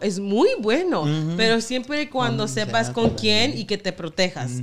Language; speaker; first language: Spanish; early bilingual, heritage; Spanish